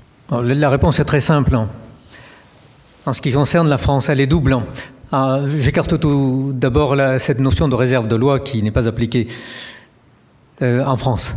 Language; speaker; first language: French; native; French